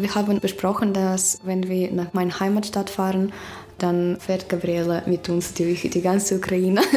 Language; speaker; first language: German; non-native, learner; Russian